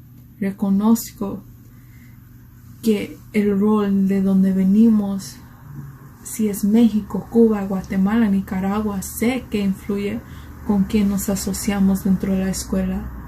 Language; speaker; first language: Spanish; early bilingual, heritage; Spanish